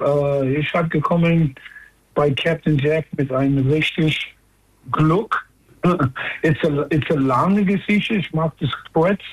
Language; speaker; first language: German; non-native, learner; English